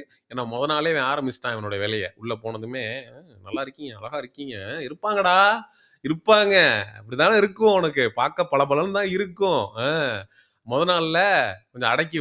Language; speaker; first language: Tamil; native; Tamil